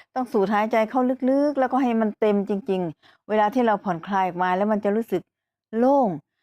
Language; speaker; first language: Thai; native; Thai